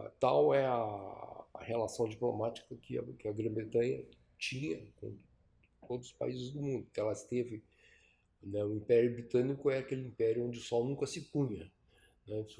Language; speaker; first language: Portuguese; early bilingual, other home language; Chinese